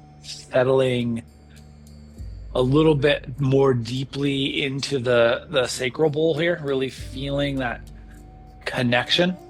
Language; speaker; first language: English; native; English